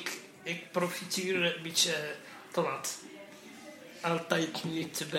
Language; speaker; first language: Dutch; non-native, learner; Arabic